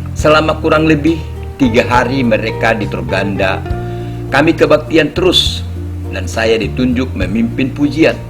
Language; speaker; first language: Indonesian; non-native, local second language; Batak Toba